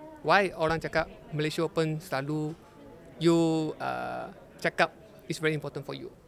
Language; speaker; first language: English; non-native, learner; Malay